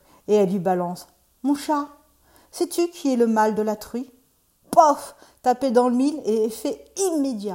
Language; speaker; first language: French; native; French